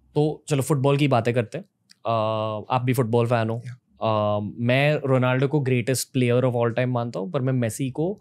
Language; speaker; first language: Hindi; native; Hindi